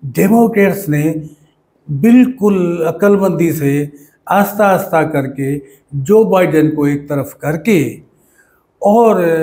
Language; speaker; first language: Urdu; non-native, local second language; Sindhi